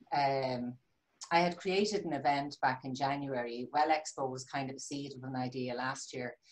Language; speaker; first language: English; native; English